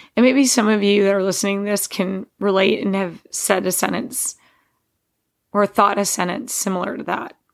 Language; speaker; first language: English; native; English